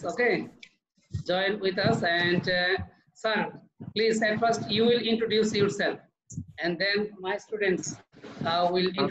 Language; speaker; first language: English; non-native, learner; Bangla